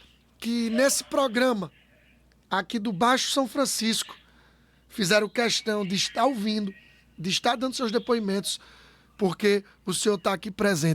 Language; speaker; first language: Portuguese; native; Portuguese